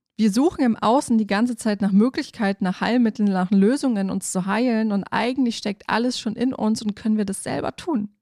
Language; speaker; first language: German; native; German